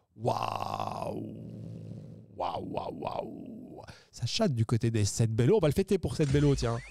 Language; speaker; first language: French; native; French